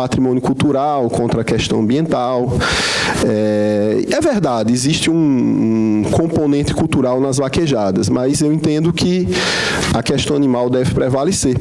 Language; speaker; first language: Portuguese; native; Portuguese